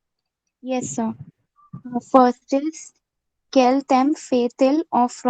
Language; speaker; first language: French; non-native, learner; Hindi